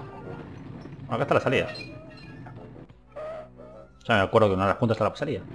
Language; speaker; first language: Spanish; native; Spanish